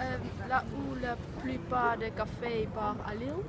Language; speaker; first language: French; non-native, learner; Dutch